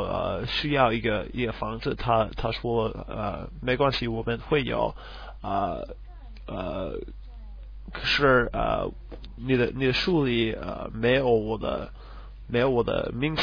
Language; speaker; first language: Chinese; non-native, learner; English